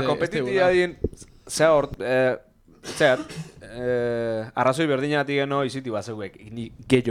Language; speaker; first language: Basque; native; Basque